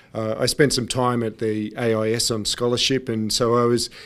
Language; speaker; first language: English; native; English